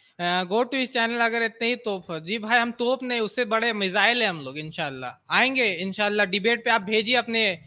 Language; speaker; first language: Hindi; native; Hindi